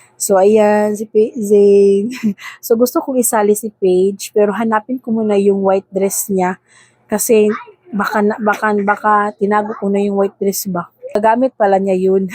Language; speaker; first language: Filipino; non-native, local second language; Cebuano